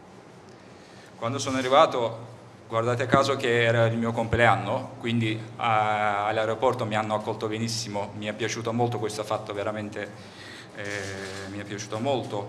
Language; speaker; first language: Italian; non-native, fluent; Turkish